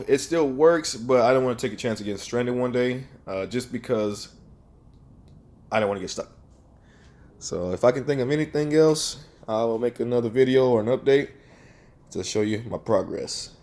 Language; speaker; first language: English; native; English